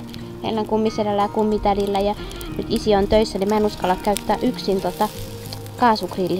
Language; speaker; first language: Finnish; native; Finnish